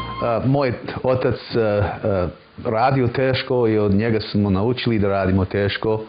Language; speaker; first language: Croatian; early bilingual, heritage; English